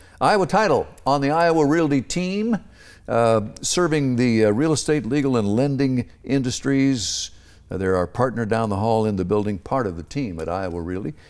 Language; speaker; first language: English; native; English